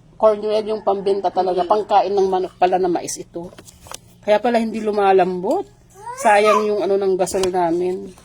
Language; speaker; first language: Filipino; non-native, local second language; Iloko